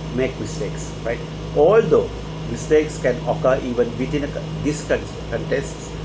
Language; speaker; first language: English; non-native, local second language; Sinhala